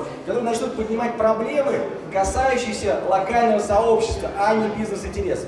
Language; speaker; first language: Russian; native; Russian